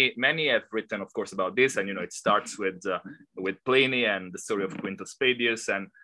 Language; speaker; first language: English; non-native, fluent; Italian